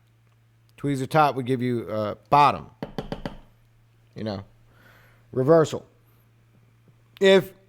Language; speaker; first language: English; native; English